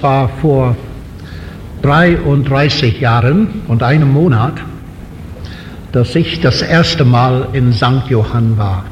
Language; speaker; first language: German; non-native, fluent; English